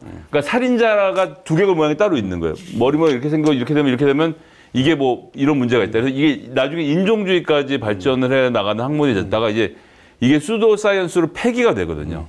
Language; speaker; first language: Korean; native; Korean